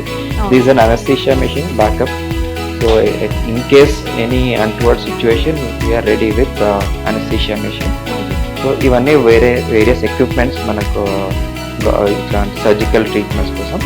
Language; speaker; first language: Telugu; native; Telugu